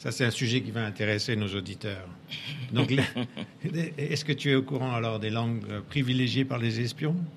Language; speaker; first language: French; native; French